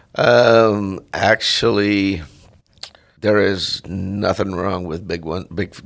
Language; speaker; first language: English; non-native, fluent; Dutch